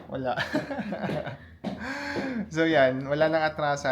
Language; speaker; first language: Filipino; native; Filipino